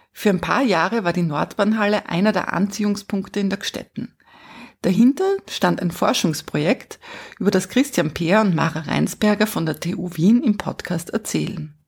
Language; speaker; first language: German; native; German